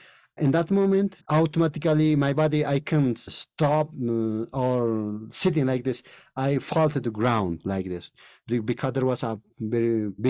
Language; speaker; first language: English; non-native, learner; Spanish